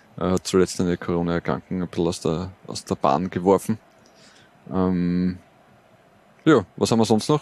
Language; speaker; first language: German; native; German